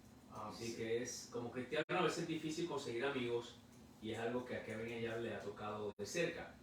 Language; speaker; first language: Spanish; native; Spanish